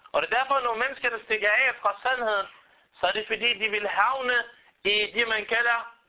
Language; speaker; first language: Danish; non-native, fluent; Arabic